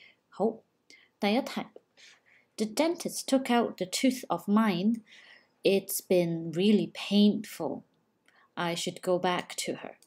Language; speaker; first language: English; non-native, local second language; Cantonese